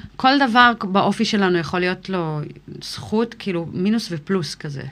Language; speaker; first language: Hebrew; early bilingual, other home language; English